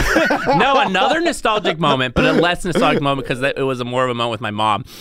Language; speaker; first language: English; native; English